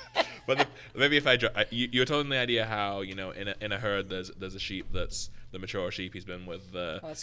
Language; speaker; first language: English; native; English